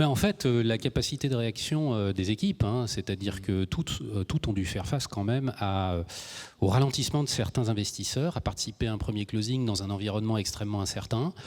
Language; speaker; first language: French; native; French